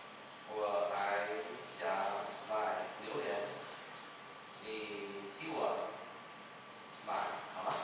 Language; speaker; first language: Chinese; non-native, fluent; Vietnamese